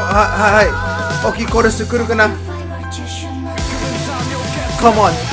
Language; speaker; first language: Japanese; non-native, learner; Spanish